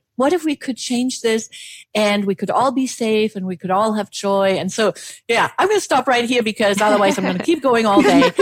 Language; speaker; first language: English; non-native, fluent; German